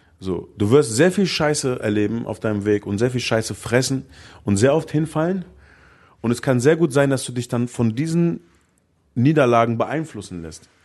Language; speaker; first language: German; early bilingual, other home language; Arabic